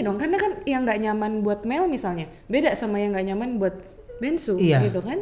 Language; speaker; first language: Indonesian; native; Indonesian